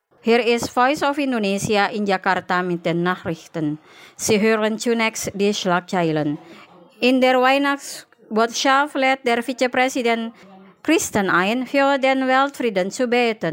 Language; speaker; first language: German; non-native, fluent; Indonesian